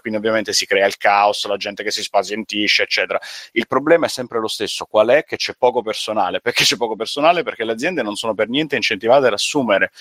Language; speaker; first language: Italian; native; Italian